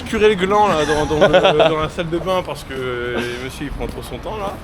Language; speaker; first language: French; native; French